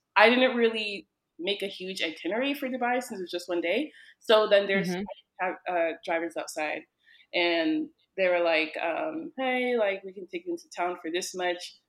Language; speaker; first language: English; early bilingual, other home language; Yoruba